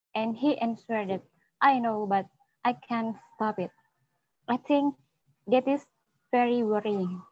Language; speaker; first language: English; non-native, learner; Indonesian